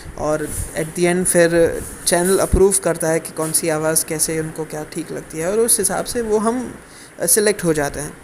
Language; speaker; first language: Hindi; non-native, local second language; Gujarati